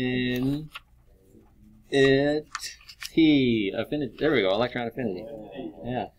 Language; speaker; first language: English; native; English